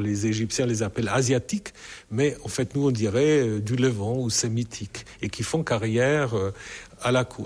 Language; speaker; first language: French; non-native, fluent; German